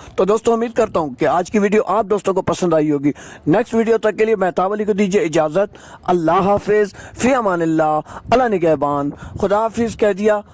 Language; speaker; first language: Urdu; non-native, local second language; Sindhi